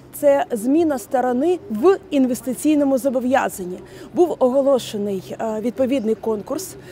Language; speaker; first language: Ukrainian; native; Ukrainian